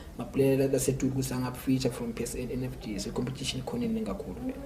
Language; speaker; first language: Zulu; non-native, local second language; Swati